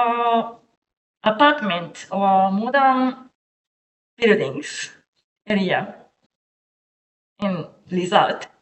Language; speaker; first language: English; non-native, learner; Japanese